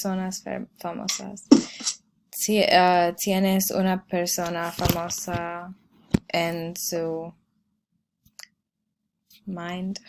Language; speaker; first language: Spanish; non-native, learner; English